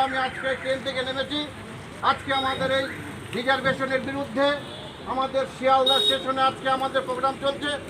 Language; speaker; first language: Bangla; non-native, local second language; Santali